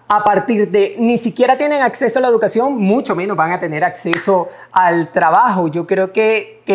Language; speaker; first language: Spanish; native; Spanish